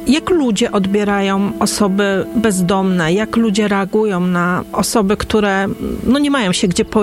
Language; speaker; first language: Polish; native; Polish